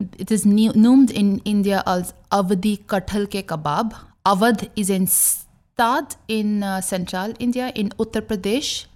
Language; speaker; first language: Dutch; non-native, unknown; Bangla